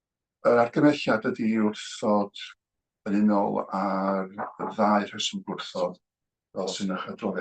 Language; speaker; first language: Welsh; native; Welsh